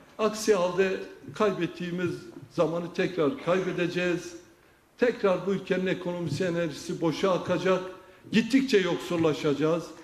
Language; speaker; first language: Turkish; non-native, local second language; Kurdish